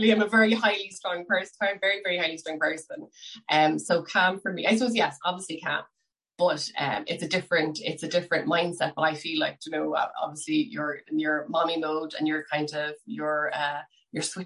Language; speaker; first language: English; native; English